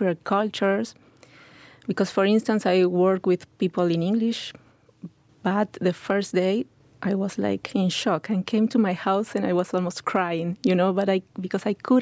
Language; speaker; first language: English; non-native, fluent; Spanish